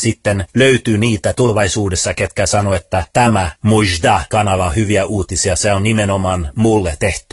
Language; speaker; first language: Finnish; early bilingual, other home language; Persian